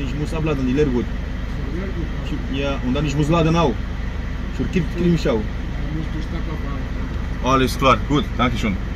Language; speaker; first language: German; non-native, learner; Romanian